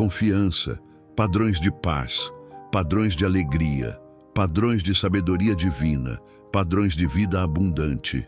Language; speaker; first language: Portuguese; native; Portuguese